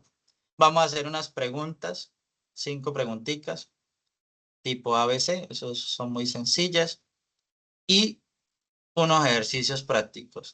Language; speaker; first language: Spanish; native; Spanish